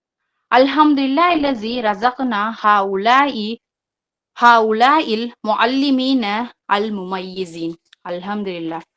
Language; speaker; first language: Arabic; non-native, learner; Tamil